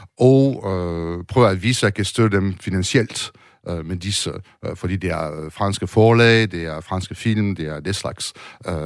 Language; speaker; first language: Danish; non-native, learner; French